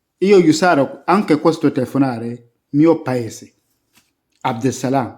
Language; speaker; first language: Italian; non-native, learner; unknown